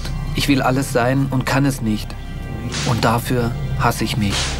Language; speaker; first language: German; native; German